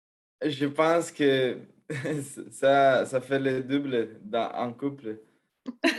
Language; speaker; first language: French; non-native, fluent; Spanish